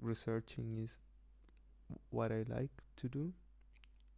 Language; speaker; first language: English; non-native, fluent; Spanish